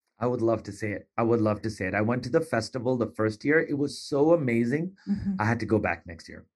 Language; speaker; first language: English; native; English